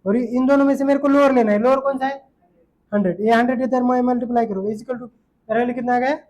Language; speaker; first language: Hindi; non-native, local second language; Marathi